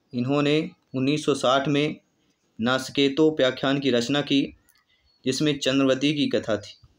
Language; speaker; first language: Hindi; native; Hindi